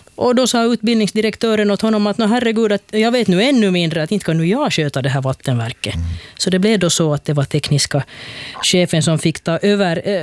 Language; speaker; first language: Swedish; native; Swedish